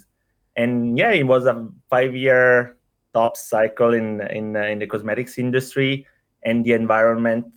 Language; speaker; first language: English; non-native, fluent; Italian